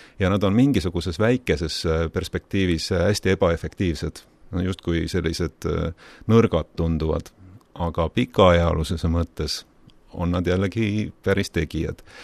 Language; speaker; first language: Estonian; native; Estonian